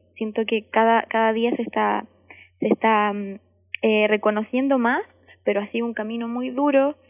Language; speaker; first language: Spanish; native; Spanish